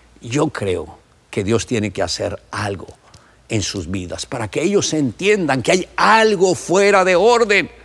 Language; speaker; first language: Spanish; native; Spanish